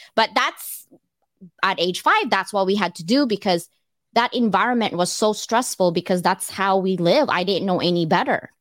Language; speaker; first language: English; early bilingual, other home language; Cebuano